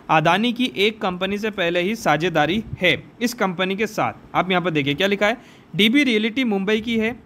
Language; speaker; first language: Hindi; native; Hindi